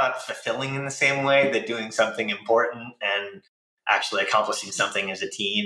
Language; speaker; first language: English; native; English